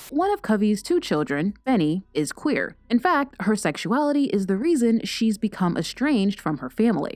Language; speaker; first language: English; native; English